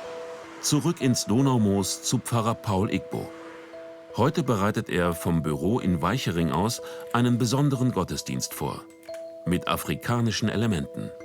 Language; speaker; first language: German; native; German